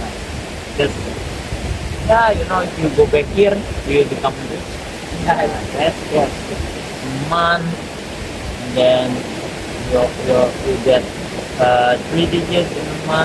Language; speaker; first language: English; non-native, learner; Indonesian